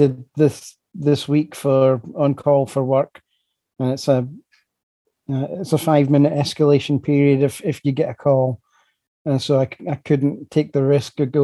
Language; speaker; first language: English; native; English